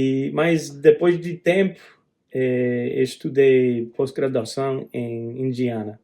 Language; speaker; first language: Portuguese; non-native, fluent; English